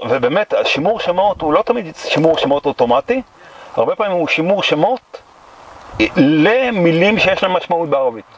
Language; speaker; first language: Hebrew; native; Hebrew